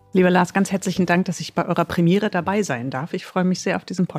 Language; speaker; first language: German; native; German